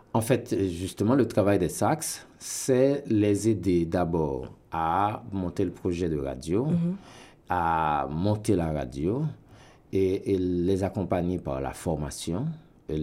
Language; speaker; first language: French; non-native, local second language; Haitian Creole